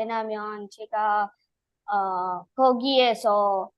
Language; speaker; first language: Korean; non-native, learner; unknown